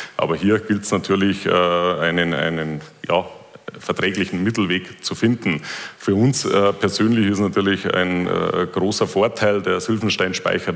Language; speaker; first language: German; native; German